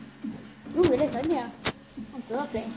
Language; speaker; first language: Danish; early bilingual, other home language; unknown